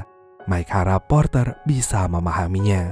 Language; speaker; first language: Indonesian; native; Indonesian